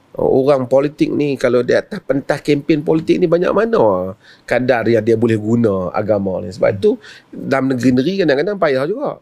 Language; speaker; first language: Malay; native; Malay